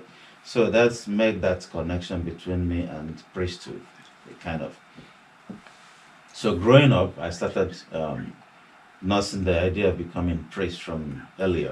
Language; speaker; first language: English; non-native, local second language; Igbo